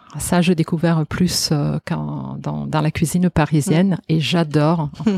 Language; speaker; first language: French; non-native, fluent; Italian